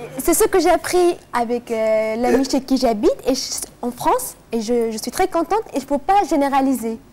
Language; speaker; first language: French; non-native, fluent; Persian